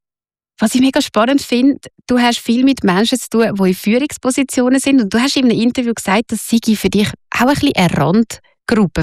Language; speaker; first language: German; native; German